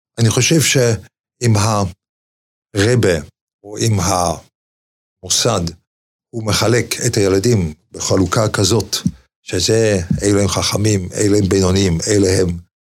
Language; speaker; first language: Hebrew; non-native, fluent; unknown